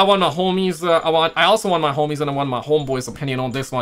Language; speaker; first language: English; native; English